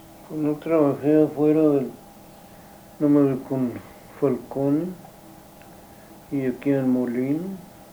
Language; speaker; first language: Spanish; native; Spanish